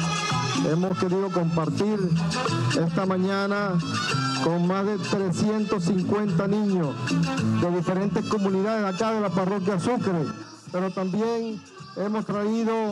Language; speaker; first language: Spanish; native; Spanish